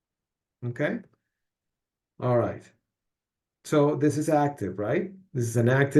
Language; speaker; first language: English; non-native, fluent; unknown